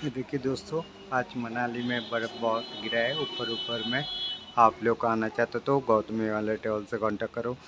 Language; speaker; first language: Hindi; non-native, local second language; Bangla